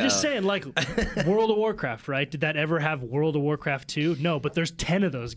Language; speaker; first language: English; native; English